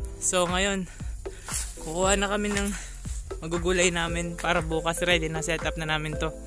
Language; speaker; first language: Filipino; non-native, local second language; Bikol